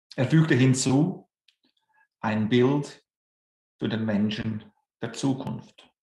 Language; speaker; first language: German; native; German